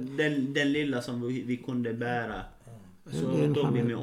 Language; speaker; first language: Swedish; non-native, fluent; Arabic